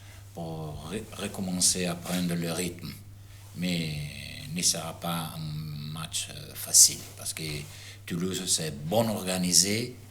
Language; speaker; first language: French; non-native, fluent; Italian